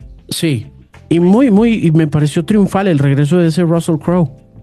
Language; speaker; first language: Spanish; native; Spanish